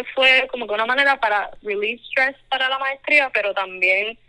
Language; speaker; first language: Spanish; native; Spanish